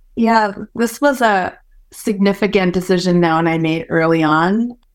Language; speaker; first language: English; early bilingual, other home language; Min Nan Chinese